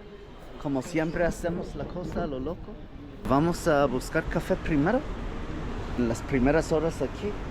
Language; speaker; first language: Spanish; non-native, fluent; English